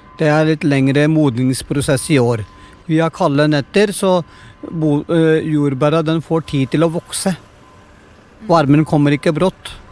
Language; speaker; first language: Norwegian; non-native, fluent; Punjabi